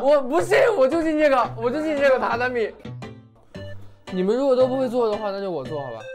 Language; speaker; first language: Chinese; native; Chinese